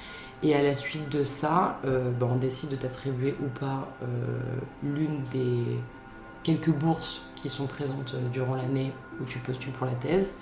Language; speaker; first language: French; native; French